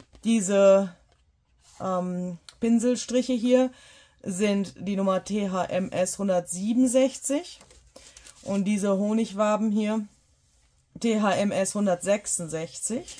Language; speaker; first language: German; native; German